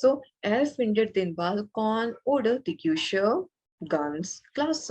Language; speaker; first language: German; non-native, learner; Malayalam